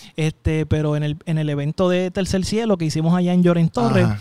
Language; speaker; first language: Spanish; native; Spanish